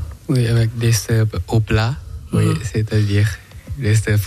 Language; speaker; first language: French; non-native, learner; Thai